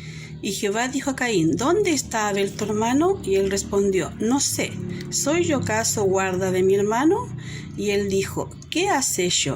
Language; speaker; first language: Spanish; native; Spanish